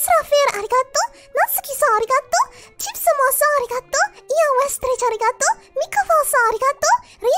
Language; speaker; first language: Japanese; non-native, learner; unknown